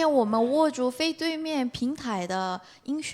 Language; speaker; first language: Chinese; non-native, fluent; Korean